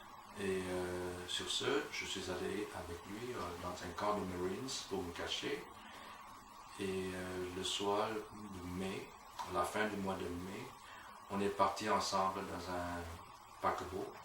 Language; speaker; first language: French; non-native, fluent; Vietnamese